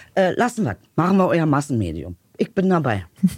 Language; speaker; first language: German; native; German